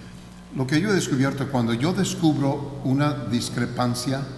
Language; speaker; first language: Spanish; non-native, fluent; English